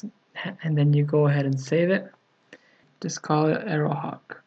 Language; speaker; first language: English; native; English